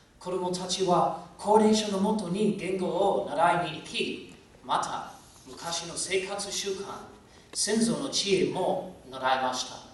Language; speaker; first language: Japanese; non-native, fluent; English